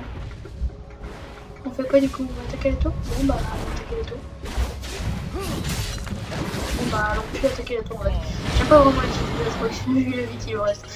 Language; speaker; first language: French; native; French